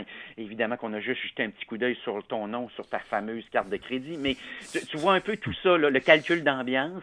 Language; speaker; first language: French; native; French